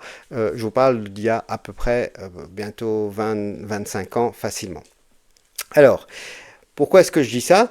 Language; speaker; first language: French; native; French